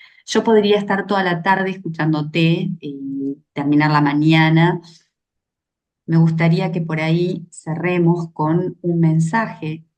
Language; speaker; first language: Spanish; native; Spanish